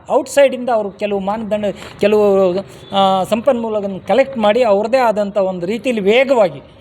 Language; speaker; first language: Kannada; non-native, local second language; Lambadi